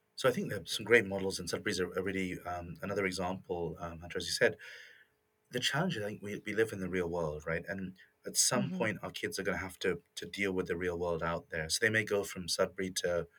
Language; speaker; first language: English; native; English